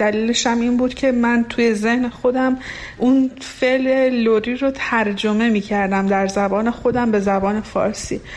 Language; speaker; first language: Persian; non-native, local second language; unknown